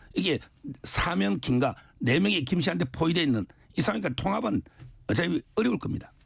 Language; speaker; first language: Korean; native; Korean